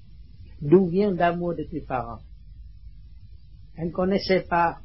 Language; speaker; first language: French; non-native, learner; Vietnamese